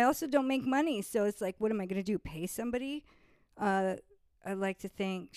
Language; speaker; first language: English; native; English